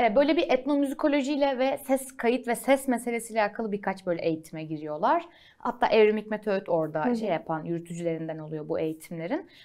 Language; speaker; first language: Turkish; native; Turkish